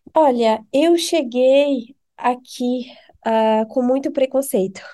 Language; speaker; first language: Portuguese; non-native, fluent; French